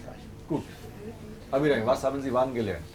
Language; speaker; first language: German; non-native, fluent; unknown